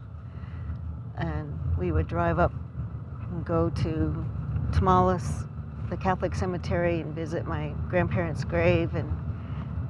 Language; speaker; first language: English; native; English